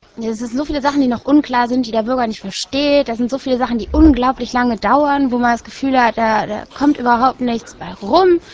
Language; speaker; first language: German; native; German